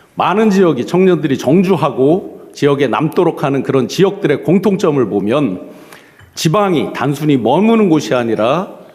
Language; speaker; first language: Korean; native; Korean